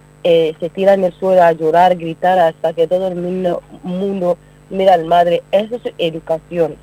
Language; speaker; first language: Spanish; non-native, learner; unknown